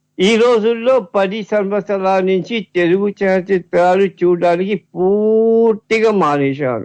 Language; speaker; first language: Telugu; early bilingual, heritage; Telugu